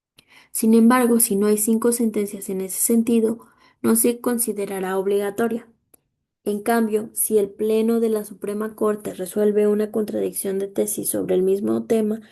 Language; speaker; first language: Spanish; native; Spanish